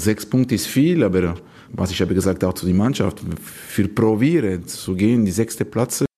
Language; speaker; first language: German; non-native, local second language; French